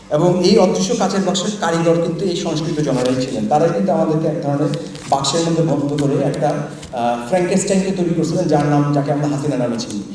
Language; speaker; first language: Bangla; native; Bangla